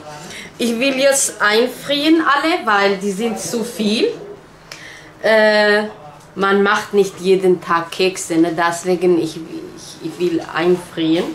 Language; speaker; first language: German; non-native, learner; Turkish